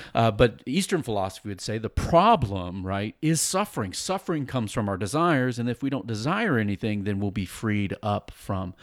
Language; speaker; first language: English; native; English